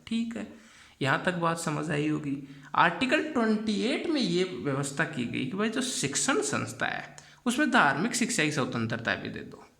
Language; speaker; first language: Hindi; native; Hindi